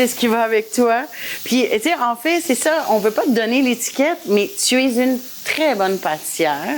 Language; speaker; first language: French; native; French